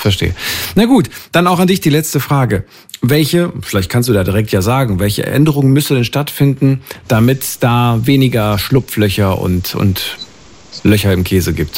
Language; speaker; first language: German; native; German